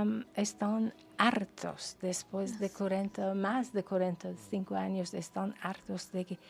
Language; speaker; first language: Spanish; non-native, fluent; Persian